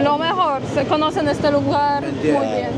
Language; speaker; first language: Spanish; non-native, fluent; Polish